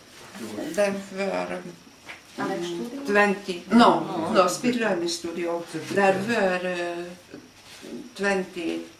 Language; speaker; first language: English; non-native, learner; Hungarian